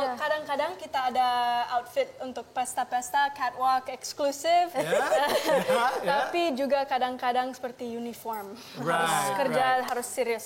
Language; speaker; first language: Indonesian; non-native, local second language; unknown